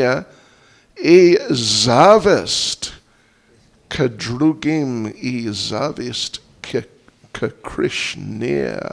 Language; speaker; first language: Russian; non-native, fluent; English